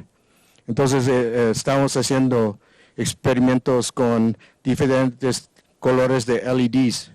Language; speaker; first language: Spanish; non-native, learner; English